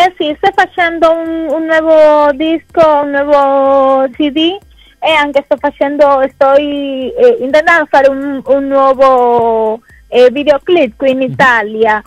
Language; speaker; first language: Italian; non-native, fluent; Spanish